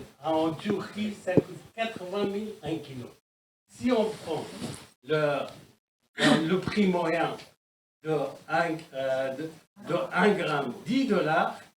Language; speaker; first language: French; non-native, fluent; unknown